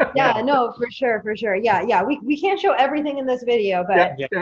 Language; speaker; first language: English; native; English